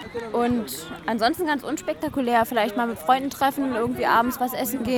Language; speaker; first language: German; native; German